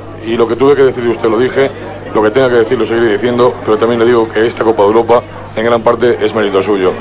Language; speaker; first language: Spanish; native; Spanish